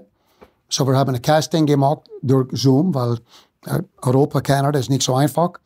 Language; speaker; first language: German; non-native, fluent; English